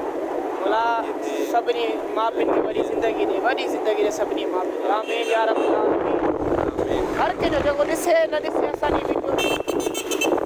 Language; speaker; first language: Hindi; non-native, local second language; Sindhi